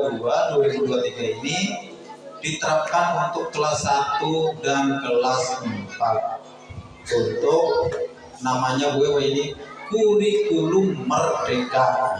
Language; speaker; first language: Indonesian; non-native, local second language; Banjar